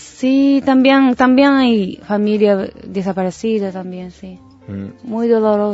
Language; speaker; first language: Spanish; non-native, learner; Japanese